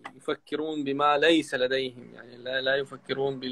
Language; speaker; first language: Arabic; non-native, fluent; Chechen